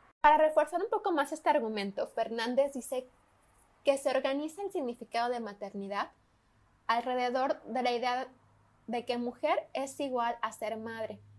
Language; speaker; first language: Spanish; native; Spanish